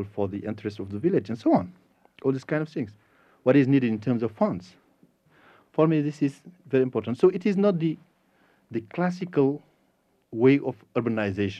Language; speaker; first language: English; non-native, fluent; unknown